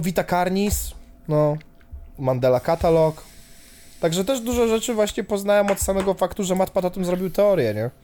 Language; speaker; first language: Polish; native; Polish